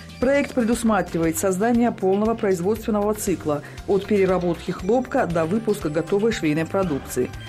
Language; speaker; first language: Russian; non-native, local second language; Tajik